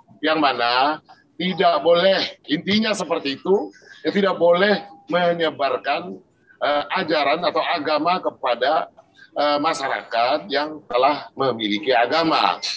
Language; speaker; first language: Indonesian; native; Indonesian